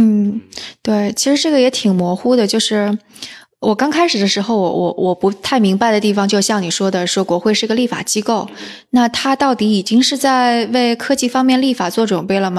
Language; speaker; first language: Chinese; native; Chinese